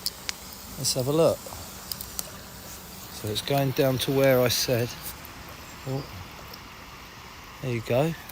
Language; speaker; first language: English; native; English